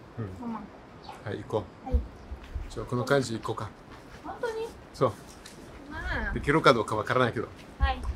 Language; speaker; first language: Japanese; non-native, learner; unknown